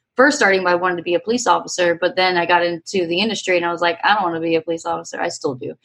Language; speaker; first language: English; native; English